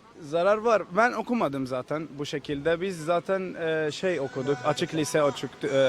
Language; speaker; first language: Turkish; non-native, learner; Arabic